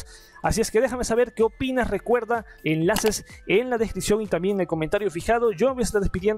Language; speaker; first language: Spanish; native; Spanish